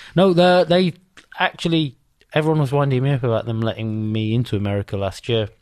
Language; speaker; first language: English; native; English